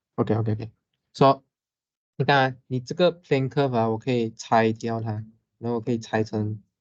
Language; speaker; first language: Chinese; native; Chinese